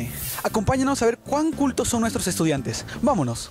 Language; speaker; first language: Spanish; native; Spanish